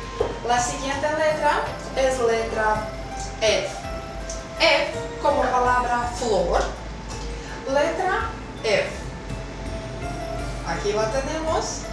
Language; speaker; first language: Spanish; non-native, fluent; Russian